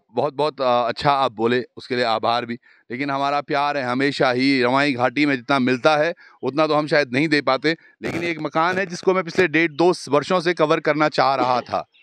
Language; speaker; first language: Hindi; native; Hindi